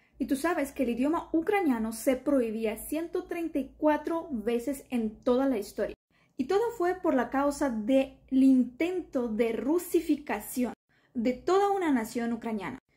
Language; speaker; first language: Spanish; non-native, fluent; Ukrainian